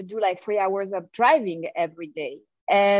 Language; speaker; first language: English; non-native, fluent; French